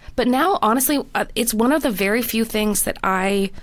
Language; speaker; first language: English; native; English